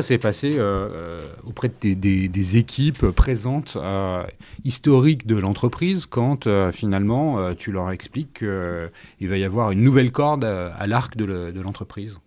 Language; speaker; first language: French; native; French